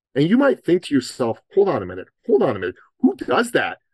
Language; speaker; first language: English; early bilingual, other home language; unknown